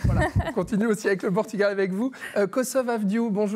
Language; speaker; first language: French; native; French